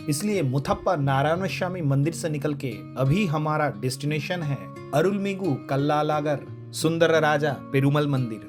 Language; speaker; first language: Hindi; non-native, local second language; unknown